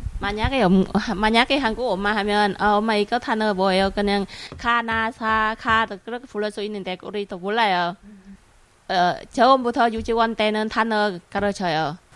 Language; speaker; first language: Korean; non-native, learner; Vietnamese